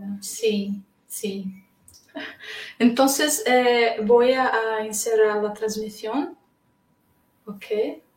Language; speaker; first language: Spanish; non-native, learner; Portuguese